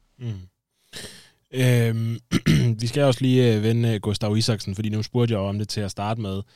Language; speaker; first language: Danish; native; Danish